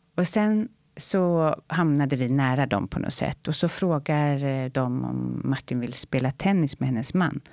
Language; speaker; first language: Swedish; native; Swedish